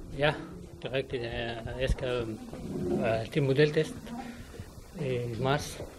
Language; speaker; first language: Danish; non-native, learner; Arabic